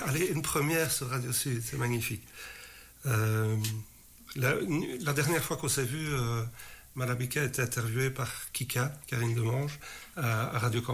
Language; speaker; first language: French; native; French